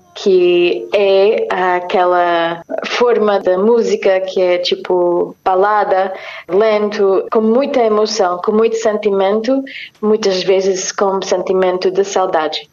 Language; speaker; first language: Portuguese; non-native, fluent; English